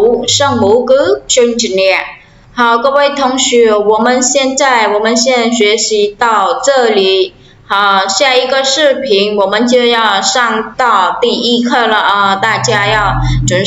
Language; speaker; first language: Chinese; non-native, fluent; Khmer